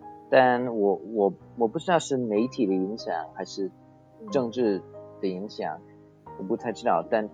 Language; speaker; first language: Chinese; non-native, fluent; English